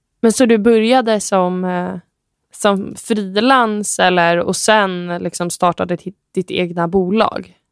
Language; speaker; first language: Swedish; native; Swedish